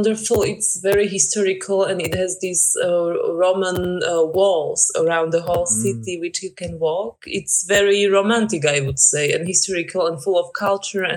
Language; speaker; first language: English; non-native, fluent; Slovak